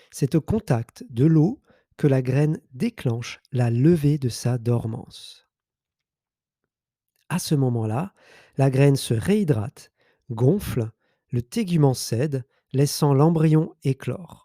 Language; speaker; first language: French; native; French